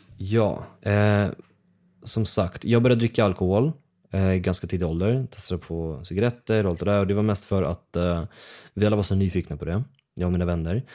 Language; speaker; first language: Swedish; early bilingual, other home language; Russian